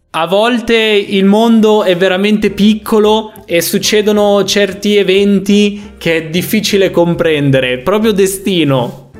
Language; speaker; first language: Italian; native; Italian